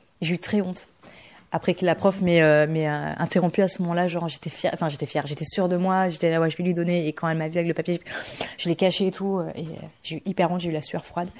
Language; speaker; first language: French; early bilingual, other home language; Bulgarian